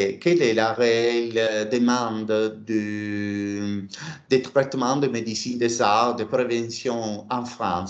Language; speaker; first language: French; non-native, fluent; Italian